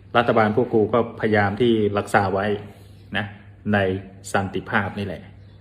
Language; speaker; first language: Thai; non-native, fluent; Khmer